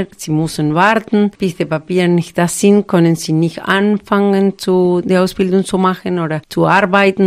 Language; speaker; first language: German; non-native, fluent; Spanish